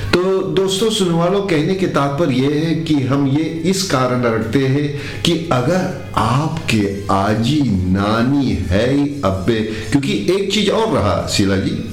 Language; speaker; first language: Hindi; early bilingual, heritage; Hindi